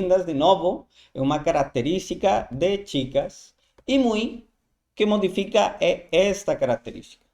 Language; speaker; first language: Portuguese; non-native, fluent; Spanish